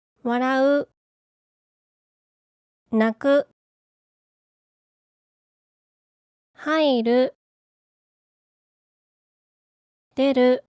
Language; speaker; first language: Japanese; native; Japanese